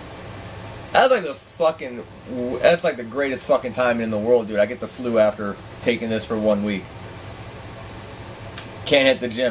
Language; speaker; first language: English; native; English